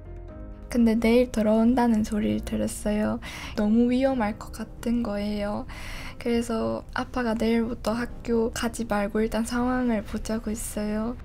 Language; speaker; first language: Korean; early bilingual, other home language; Persian